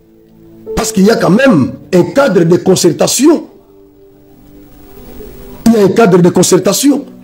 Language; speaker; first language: French; non-native, local second language; Lingala